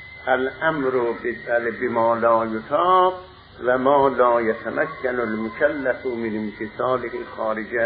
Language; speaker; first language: Arabic; non-native, fluent; Persian